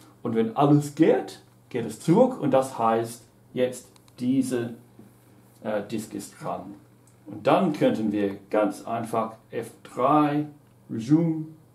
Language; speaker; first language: German; non-native, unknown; English